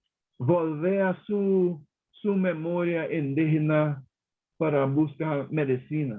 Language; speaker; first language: Spanish; non-native, learner; English